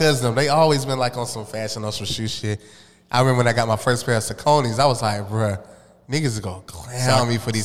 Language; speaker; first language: English; native; English